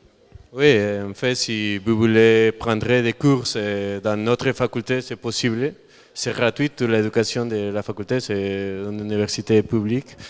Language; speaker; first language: French; non-native, learner; Spanish